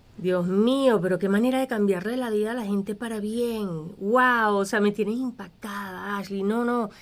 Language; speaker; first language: Spanish; native; Spanish